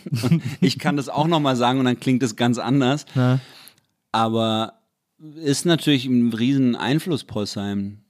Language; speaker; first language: German; native; German